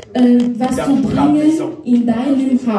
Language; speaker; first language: German; non-native, fluent; French